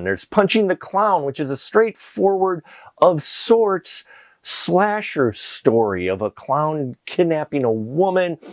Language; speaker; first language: English; native; English